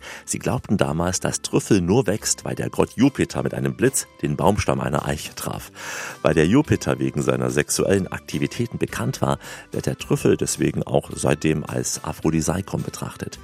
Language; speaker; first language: German; native; German